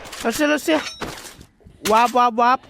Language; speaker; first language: English; non-native, learner; Thai